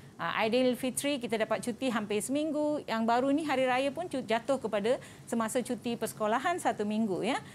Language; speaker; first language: Malay; non-native, local second language; Tamil